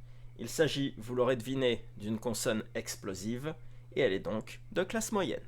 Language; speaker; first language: French; native; French